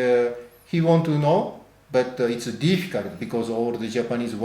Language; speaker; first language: English; non-native, learner; Japanese